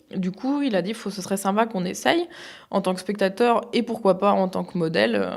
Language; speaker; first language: French; native; French